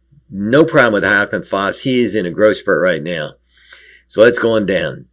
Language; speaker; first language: English; native; English